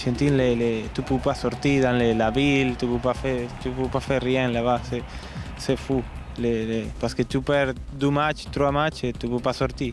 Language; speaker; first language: French; non-native, learner; Spanish